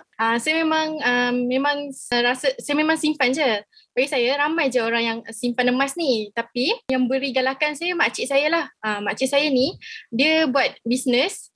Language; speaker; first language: Malay; native; Malay